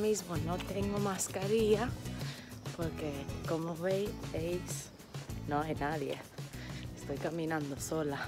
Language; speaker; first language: Spanish; non-native, fluent; Turkish